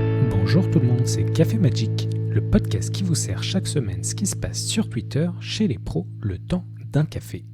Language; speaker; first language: French; native; French